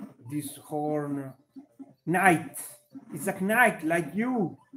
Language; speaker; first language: English; non-native, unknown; Italian